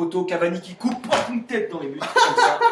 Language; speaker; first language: French; native; French